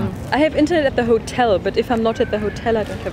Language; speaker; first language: English; non-native, fluent; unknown